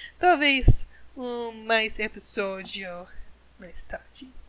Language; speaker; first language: Portuguese; non-native, learner; English